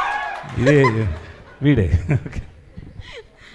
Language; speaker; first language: Telugu; non-native, local second language; Tamil